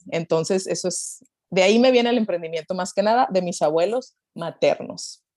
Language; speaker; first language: Spanish; native; Spanish